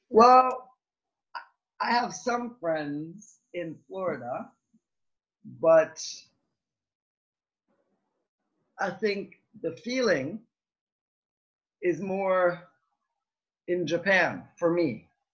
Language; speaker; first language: English; native; English